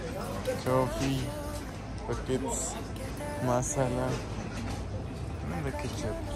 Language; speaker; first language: English; non-native, local second language; Bangla